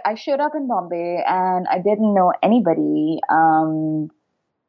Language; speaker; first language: English; non-native, local second language; Hindi